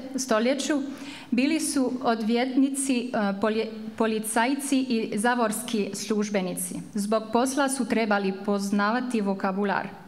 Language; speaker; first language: Croatian; non-native, fluent; French